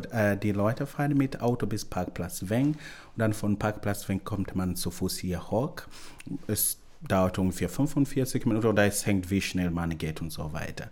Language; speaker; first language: German; non-native, learner; Swahili